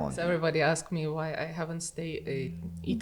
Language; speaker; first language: English; non-native, fluent; Armenian